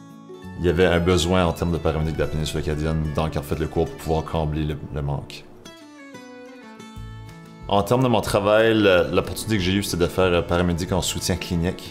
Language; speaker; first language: French; native; French